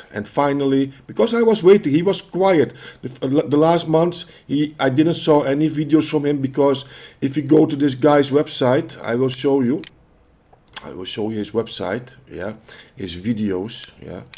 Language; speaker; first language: English; non-native, fluent; Dutch